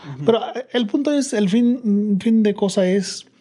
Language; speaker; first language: Spanish; non-native, learner; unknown